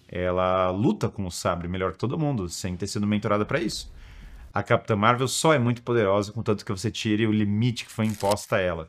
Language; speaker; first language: Portuguese; native; Portuguese